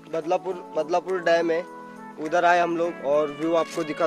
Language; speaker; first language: Hindi; non-native, local second language; Marathi